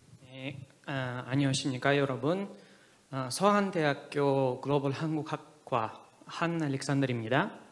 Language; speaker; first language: Korean; non-native, fluent; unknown